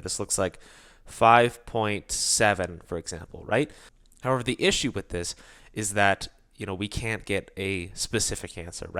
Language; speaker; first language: English; native; English